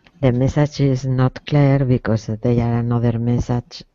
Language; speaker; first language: English; non-native, learner; Spanish